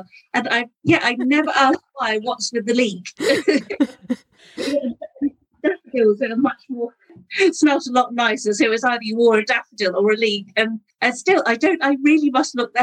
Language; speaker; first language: English; native; English